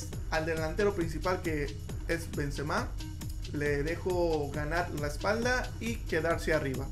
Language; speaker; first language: Spanish; native; Spanish